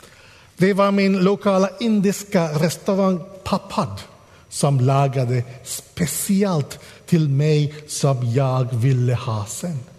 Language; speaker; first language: Swedish; non-native, fluent; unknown